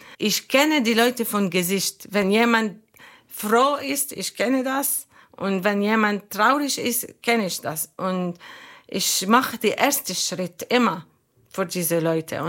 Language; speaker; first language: German; non-native, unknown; Arabic